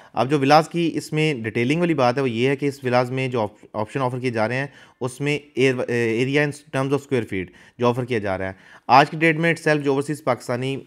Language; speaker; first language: Urdu; native; Urdu